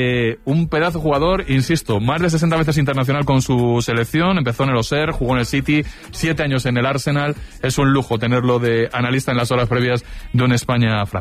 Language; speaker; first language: Spanish; native; Spanish